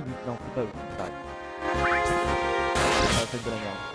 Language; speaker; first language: French; native; French